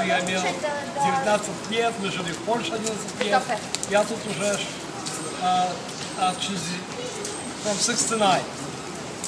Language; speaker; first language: Russian; early bilingual, heritage; Russian